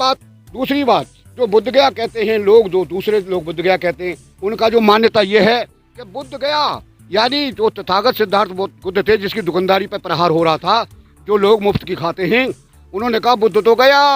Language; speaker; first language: Hindi; native; Hindi